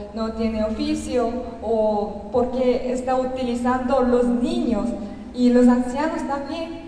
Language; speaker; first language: Spanish; non-native, learner; Korean